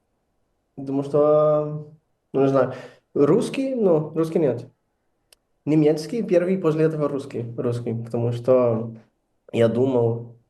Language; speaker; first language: Russian; non-native, learner; Portuguese